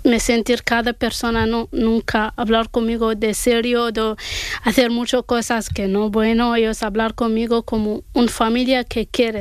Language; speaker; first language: Spanish; non-native, learner; Arabic